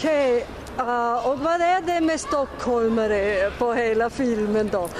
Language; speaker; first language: Swedish; non-native, fluent; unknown